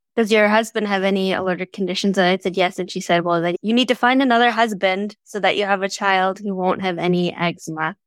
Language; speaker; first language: English; native; English